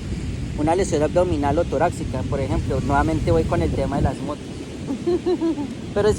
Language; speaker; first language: Spanish; native; Spanish